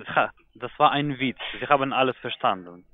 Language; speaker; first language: German; non-native, learner; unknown